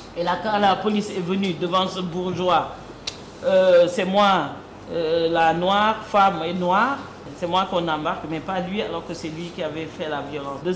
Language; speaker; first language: French; non-native, local second language; Wolof